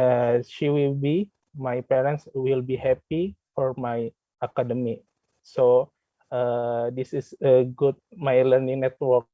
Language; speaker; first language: English; non-native, learner; Indonesian